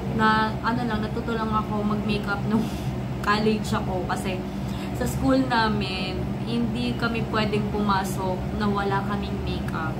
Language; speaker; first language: Filipino; non-native, local second language; Cebuano